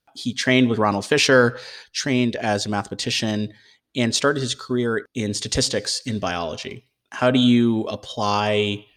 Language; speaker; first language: English; native; English